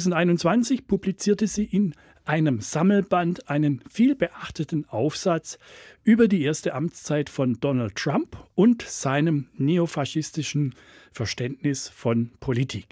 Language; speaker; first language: German; native; German